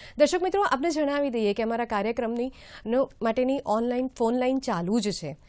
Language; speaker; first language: Gujarati; native; Gujarati